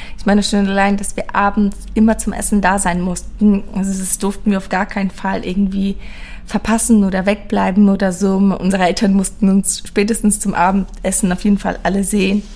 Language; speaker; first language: German; early bilingual, other home language; Persian